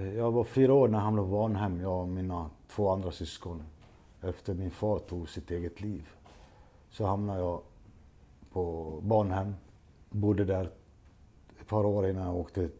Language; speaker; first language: Swedish; early bilingual, other home language; Portuguese